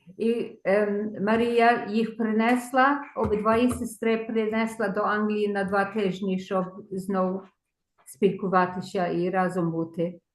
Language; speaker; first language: Ukrainian; early bilingual, heritage; Ukrainian